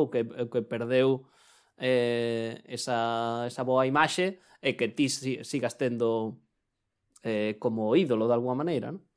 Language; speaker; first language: Galician; non-native, local second language; Spanish